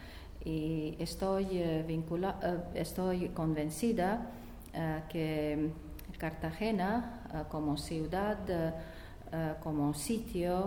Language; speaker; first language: Spanish; non-native, learner; Latvian